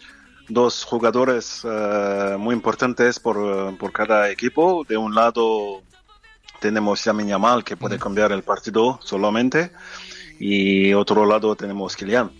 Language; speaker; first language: Spanish; non-native, fluent; French